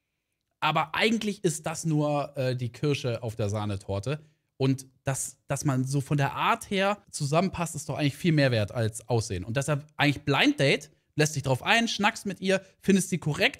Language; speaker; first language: German; native; German